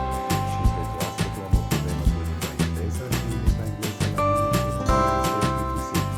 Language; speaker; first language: Romanian; non-native, learner; Swiss German